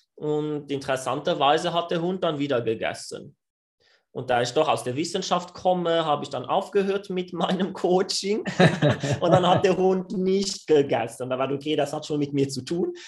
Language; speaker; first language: German; non-native, fluent; French